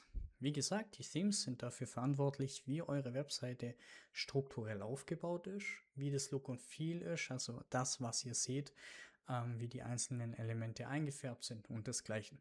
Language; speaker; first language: German; native; German